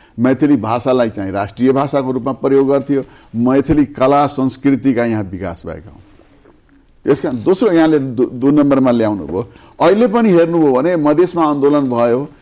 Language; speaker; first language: Nepali; non-native, local second language; Bhojpuri